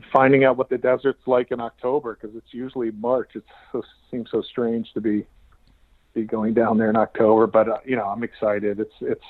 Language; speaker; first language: English; native; English